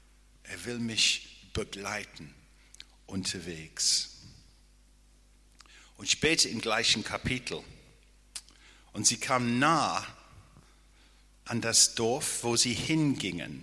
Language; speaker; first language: German; non-native, fluent; English